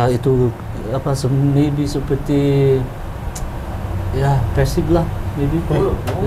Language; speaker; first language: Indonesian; early bilingual, heritage; Dutch